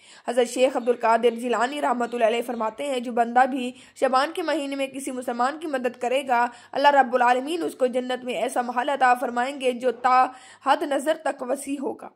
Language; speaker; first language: Urdu; native; Urdu